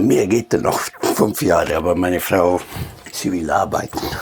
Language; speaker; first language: German; non-native, fluent; Italian